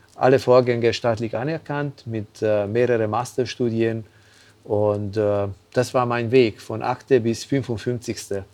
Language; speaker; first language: German; non-native, fluent; Hungarian